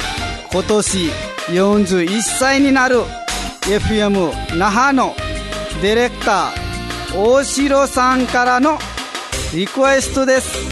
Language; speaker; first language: Japanese; non-native, fluent; Nepali